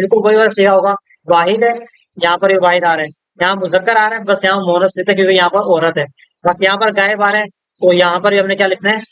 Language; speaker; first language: Urdu; native; Urdu